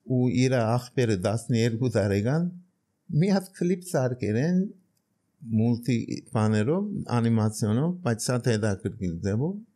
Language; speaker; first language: Armenian; early bilingual, heritage; Armenian